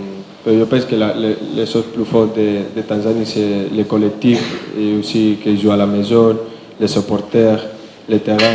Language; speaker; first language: French; non-native, fluent; Spanish